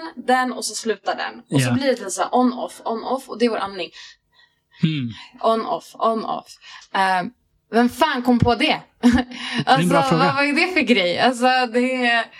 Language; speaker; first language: Swedish; native; Swedish